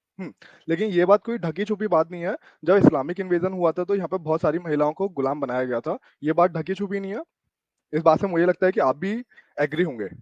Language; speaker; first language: Hindi; native; Hindi